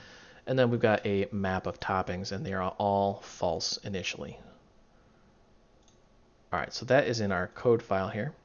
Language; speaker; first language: English; native; English